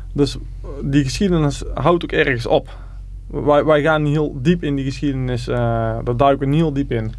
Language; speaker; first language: Dutch; native; Dutch